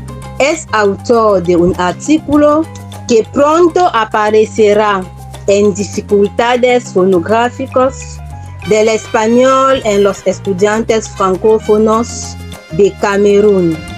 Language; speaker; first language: Spanish; non-native, fluent; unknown